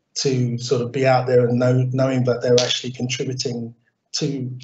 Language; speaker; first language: English; native; English